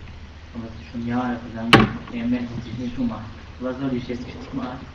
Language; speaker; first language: German; non-native, learner; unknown